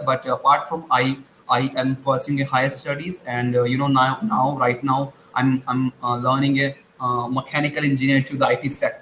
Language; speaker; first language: English; non-native, learner; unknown